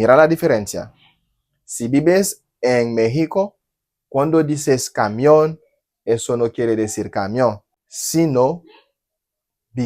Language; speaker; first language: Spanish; non-native, learner; Haitian Creole